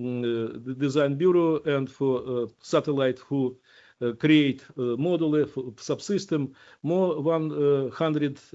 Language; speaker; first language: English; non-native, learner; Ukrainian